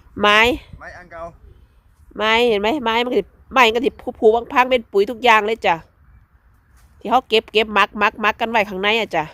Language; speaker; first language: Thai; non-native, local second language; Northeastern Thai